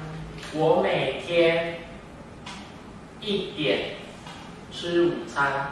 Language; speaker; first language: Chinese; non-native, learner; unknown